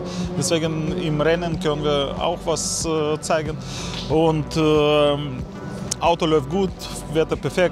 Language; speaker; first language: German; non-native, learner; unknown